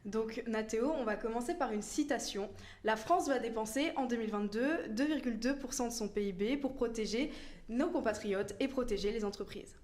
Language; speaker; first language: French; native; French